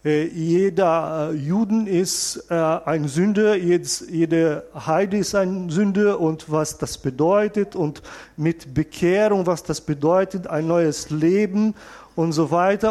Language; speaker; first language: German; non-native, fluent; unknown